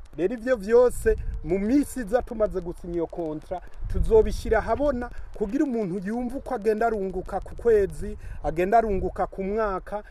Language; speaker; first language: Rundi; native; Rundi